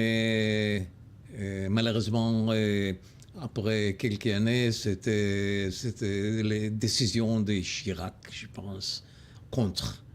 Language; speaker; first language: French; non-native, learner; Hebrew